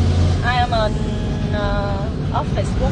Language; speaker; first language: English; non-native, learner; Vietnamese